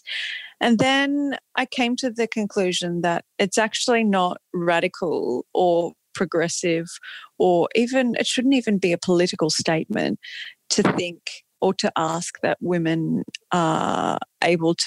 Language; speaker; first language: English; native; English